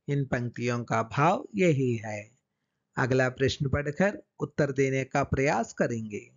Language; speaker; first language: Hindi; non-native, local second language; Telugu